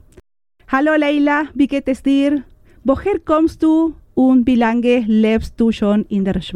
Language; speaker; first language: German; non-native, learner; Spanish